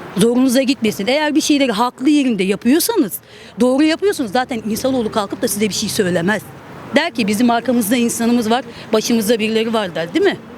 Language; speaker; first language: Turkish; native; Turkish